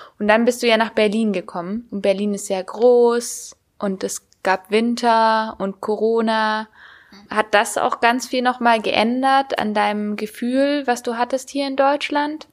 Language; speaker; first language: German; native; German